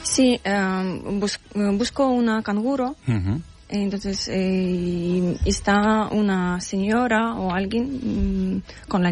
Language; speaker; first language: Spanish; non-native, learner; Ukrainian